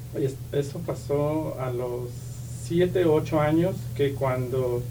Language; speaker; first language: Spanish; native; Spanish